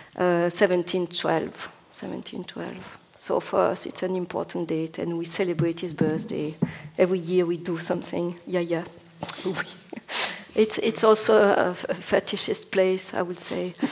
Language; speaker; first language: English; non-native, fluent; Italian